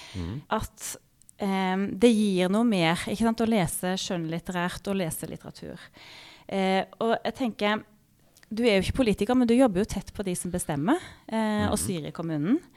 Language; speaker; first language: Norwegian; native; Norwegian